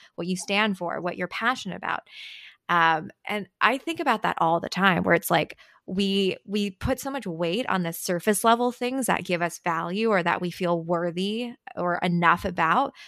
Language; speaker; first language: English; early bilingual, other home language; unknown